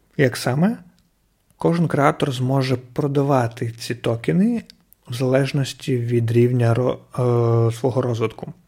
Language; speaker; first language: Ukrainian; non-native, local second language; Russian